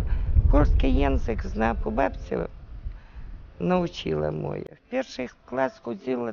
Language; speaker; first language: Ukrainian; early bilingual, heritage; Ukrainian